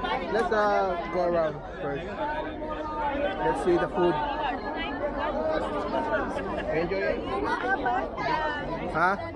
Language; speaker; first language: English; non-native, local second language; Filipino